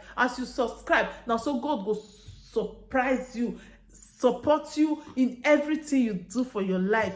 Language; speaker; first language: Nigerian Pidgin; non-native, local second language; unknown